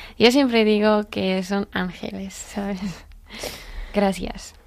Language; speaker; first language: Spanish; non-native, learner; Georgian